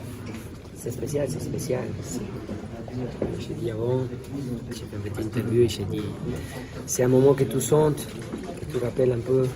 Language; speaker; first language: French; non-native, learner; Spanish